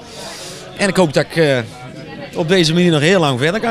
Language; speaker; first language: Dutch; native; Dutch